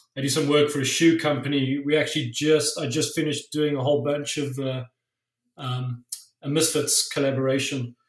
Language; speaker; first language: English; native; English